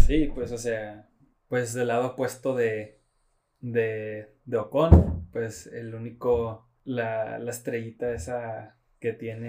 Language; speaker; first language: Spanish; native; Spanish